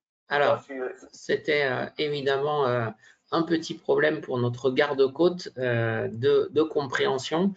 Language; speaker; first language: French; native; French